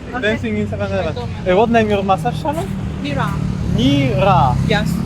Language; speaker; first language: English; non-native, learner; Polish